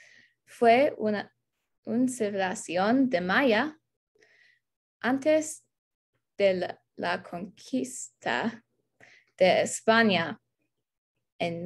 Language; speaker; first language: Spanish; non-native, learner; English